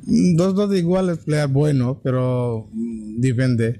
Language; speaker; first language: Spanish; non-native, learner; Bangla